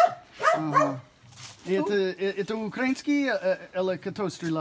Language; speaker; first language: Russian; non-native, learner; English